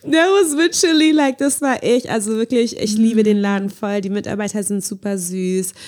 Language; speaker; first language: German; early bilingual, heritage; German